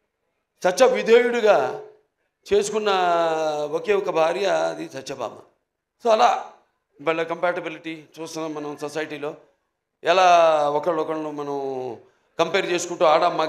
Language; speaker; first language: Telugu; native; Telugu